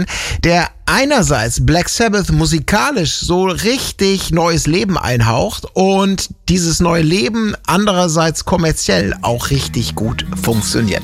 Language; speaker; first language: German; native; German